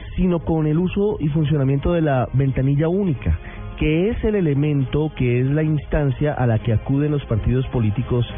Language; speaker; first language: Spanish; native; Spanish